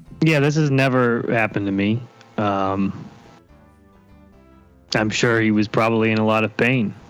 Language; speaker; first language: English; native; English